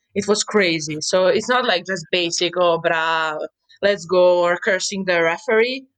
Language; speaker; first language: English; non-native, fluent; Serbian